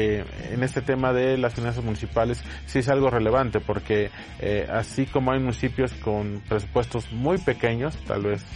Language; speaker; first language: Spanish; native; Spanish